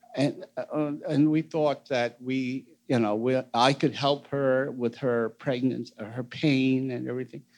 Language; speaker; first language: English; native; English